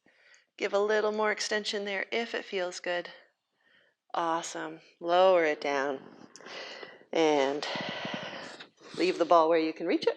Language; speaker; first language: English; native; English